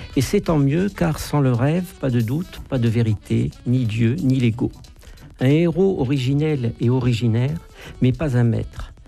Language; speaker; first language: French; native; French